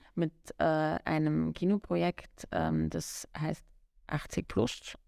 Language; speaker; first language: German; native; German